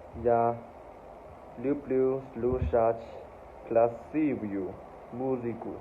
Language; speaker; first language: Russian; non-native, learner; Chinese